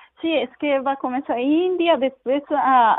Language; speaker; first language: Catalan; non-native, learner; Japanese